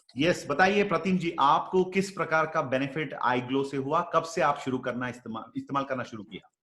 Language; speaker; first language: Hindi; non-native, local second language; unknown